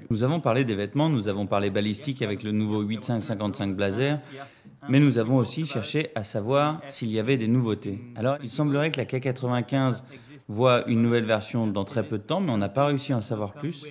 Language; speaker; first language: French; native; French